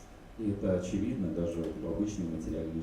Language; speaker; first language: Russian; native; Russian